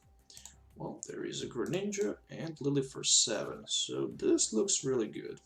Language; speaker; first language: English; non-native, fluent; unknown